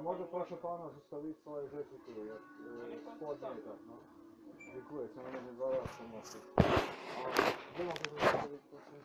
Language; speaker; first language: Polish; non-native, learner; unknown